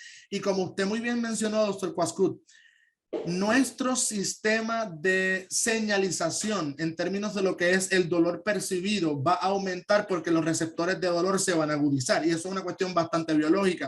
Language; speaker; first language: Spanish; native; Spanish